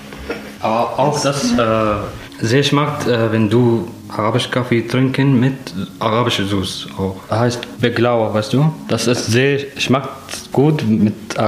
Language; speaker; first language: German; non-native, learner; Arabic